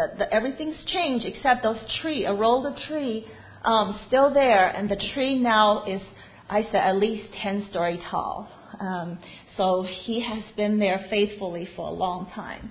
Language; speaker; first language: English; non-native, fluent; Chinese